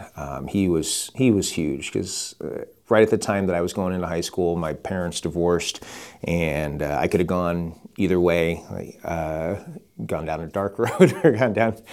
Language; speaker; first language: English; native; English